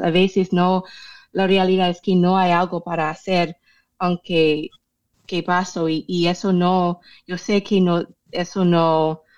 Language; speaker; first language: Spanish; non-native, fluent; English